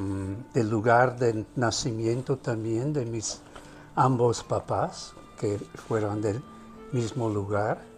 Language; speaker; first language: Spanish; non-native, fluent; German